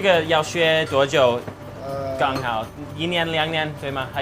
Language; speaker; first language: Chinese; non-native, learner; English